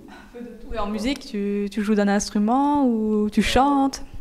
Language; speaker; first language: French; native; French